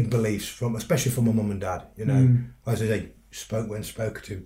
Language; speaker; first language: English; native; English